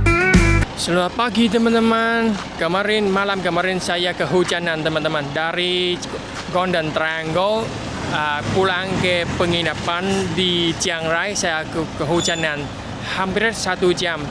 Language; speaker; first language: Indonesian; non-native, fluent; Vietnamese